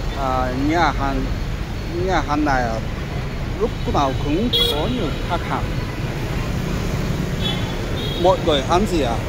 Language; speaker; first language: Vietnamese; non-native, learner; Japanese